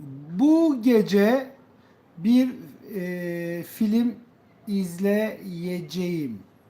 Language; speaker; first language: Turkish; native; Turkish